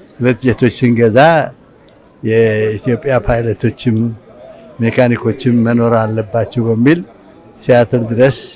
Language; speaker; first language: Amharic; non-native, local second language; Tigrinya